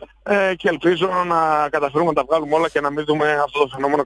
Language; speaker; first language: Greek; native; Greek